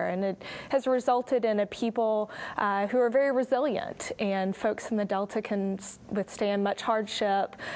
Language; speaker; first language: English; native; English